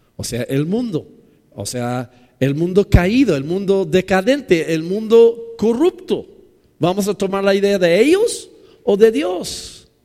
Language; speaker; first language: Spanish; non-native, fluent; English